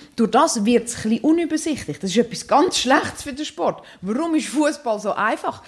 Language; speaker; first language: German; native; German